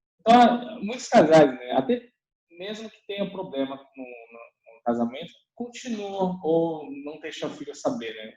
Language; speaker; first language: Portuguese; non-native, fluent; Chinese